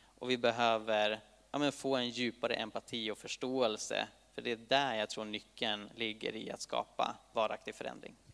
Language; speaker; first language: Swedish; native; Swedish